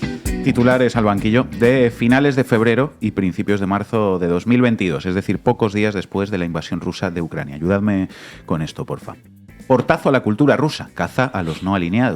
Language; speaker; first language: Spanish; native; Spanish